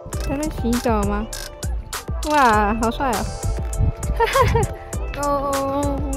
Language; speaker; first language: Chinese; native; Chinese